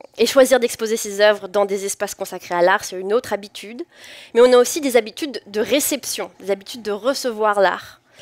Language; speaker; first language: French; native; French